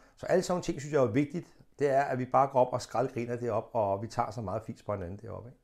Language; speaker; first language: Danish; native; Danish